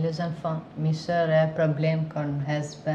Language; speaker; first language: French; non-native, learner; Albanian